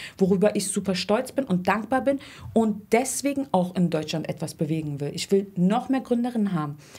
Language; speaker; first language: German; early bilingual, other home language; Turkish